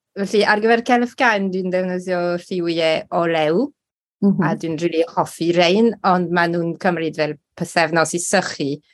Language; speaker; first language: Welsh; non-native, local second language; English